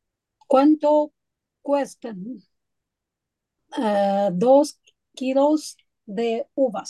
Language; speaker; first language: Spanish; non-native, learner; Chinese